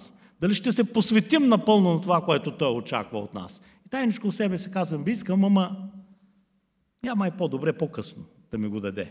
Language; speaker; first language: Bulgarian; native; Bulgarian